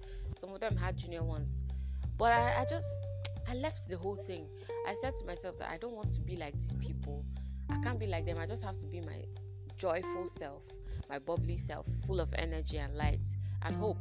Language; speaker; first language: English; non-native, local second language; Igbo